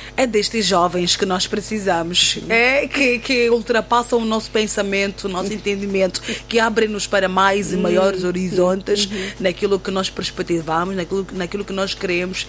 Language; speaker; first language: Portuguese; native; Portuguese